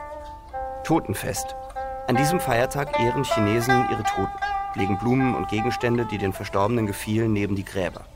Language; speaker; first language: German; native; German